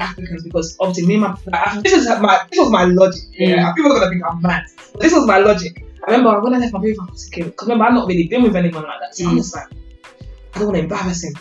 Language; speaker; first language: English; native; English